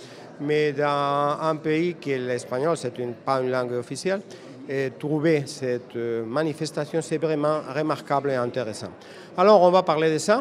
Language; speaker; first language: French; non-native, fluent; Spanish